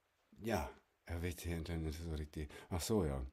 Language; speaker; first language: Swedish; non-native, fluent; German